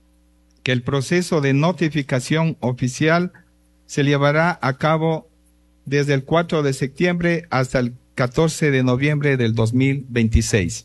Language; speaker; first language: Spanish; native; Spanish